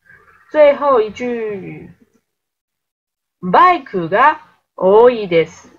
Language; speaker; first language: Japanese; non-native, fluent; Chinese